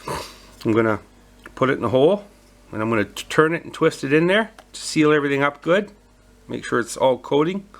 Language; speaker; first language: English; native; English